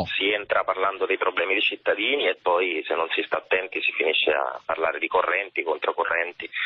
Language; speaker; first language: Italian; native; Italian